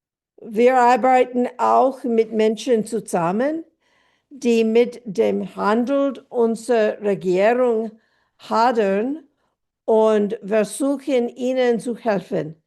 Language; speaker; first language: German; non-native, fluent; English